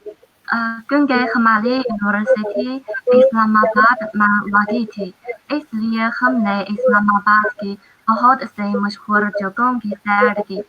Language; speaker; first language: Hindi; non-native, fluent; Chinese